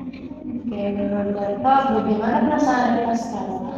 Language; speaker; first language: Indonesian; native; Indonesian